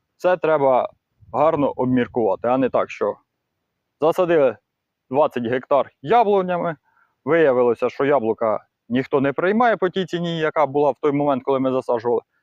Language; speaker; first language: Ukrainian; non-native, local second language; Russian